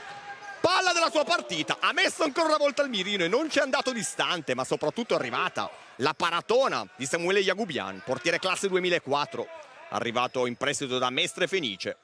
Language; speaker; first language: Italian; native; Italian